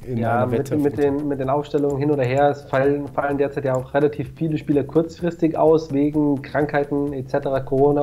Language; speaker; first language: German; native; German